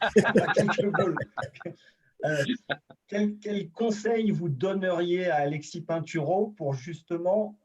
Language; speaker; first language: French; native; French